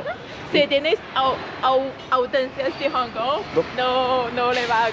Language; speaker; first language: Spanish; non-native, fluent; Chinese